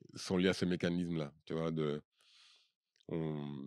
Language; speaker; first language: French; native; French